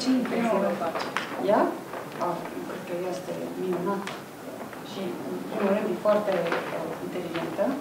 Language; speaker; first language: Romanian; non-native, fluent; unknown